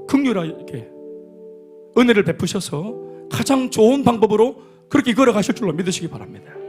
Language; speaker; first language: Korean; native; Korean